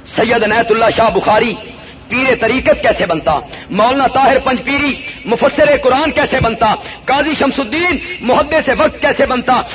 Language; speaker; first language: Urdu; non-native, local second language; Punjabi